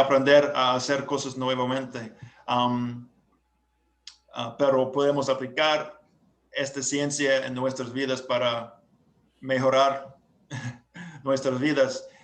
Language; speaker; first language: Spanish; non-native, learner; English